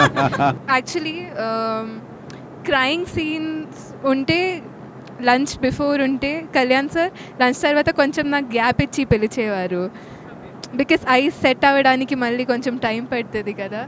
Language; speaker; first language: Telugu; non-native, local second language; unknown